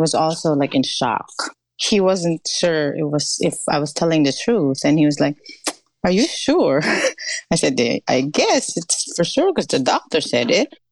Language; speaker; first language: English; non-native, local second language; Filipino